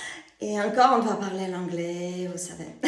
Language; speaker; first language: French; non-native, fluent; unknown